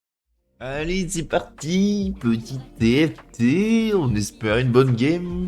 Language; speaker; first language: French; native; French